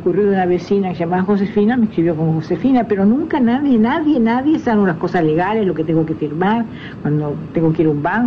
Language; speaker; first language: Spanish; native; Spanish